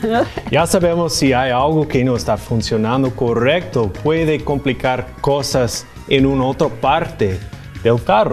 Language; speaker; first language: Spanish; non-native, fluent; English